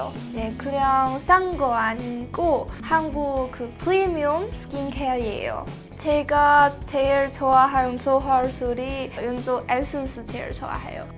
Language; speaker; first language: Korean; non-native, fluent; Chinese